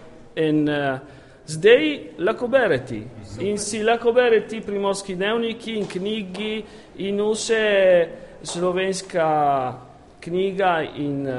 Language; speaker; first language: Slovenian; non-native, learner; Italian